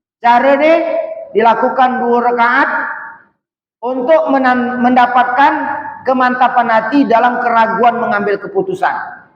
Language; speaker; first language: Malay; native; Malay